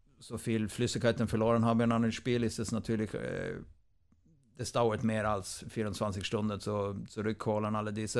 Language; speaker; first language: German; non-native, fluent; Swedish